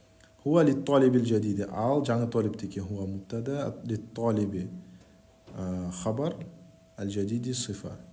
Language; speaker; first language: Arabic; non-native, fluent; Kyrgyz